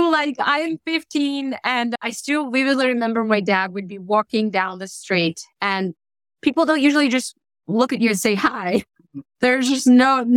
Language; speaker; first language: English; non-native, fluent; Bulgarian